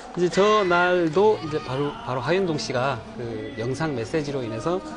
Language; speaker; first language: Korean; native; Korean